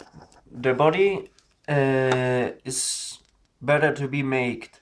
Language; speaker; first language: English; non-native, learner; Spanish